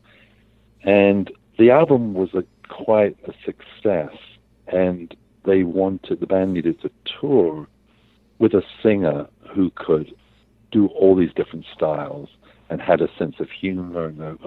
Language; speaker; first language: English; native; English